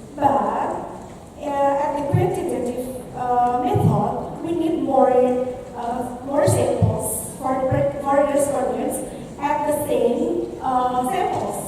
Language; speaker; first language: English; non-native, learner; Indonesian